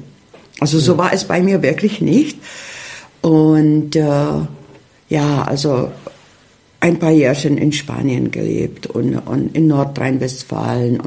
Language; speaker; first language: German; early bilingual, heritage; Czech